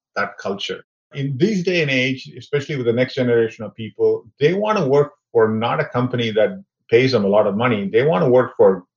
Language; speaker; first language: English; non-native, local second language; Tamil